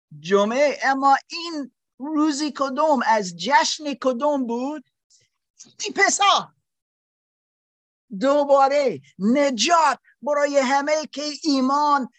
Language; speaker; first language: Persian; non-native, learner; German